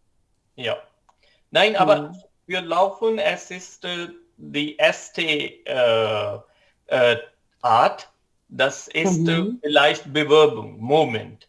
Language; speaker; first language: German; non-native, learner; Urdu